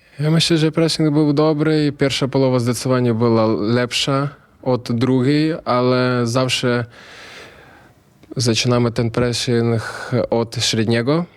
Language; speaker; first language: Polish; non-native, learner; Ukrainian